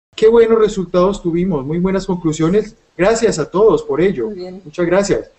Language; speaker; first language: Spanish; native; Spanish